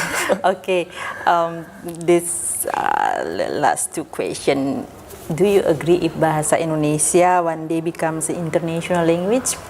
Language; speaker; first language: English; non-native, fluent; Indonesian